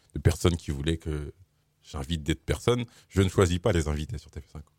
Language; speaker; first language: French; native; French